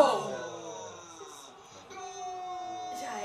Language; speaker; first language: Portuguese; non-native, learner; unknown